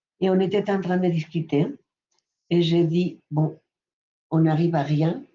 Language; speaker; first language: French; non-native, fluent; Spanish